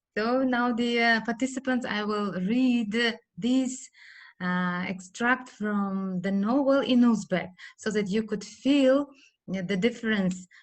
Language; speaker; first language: English; non-native, fluent; Uzbek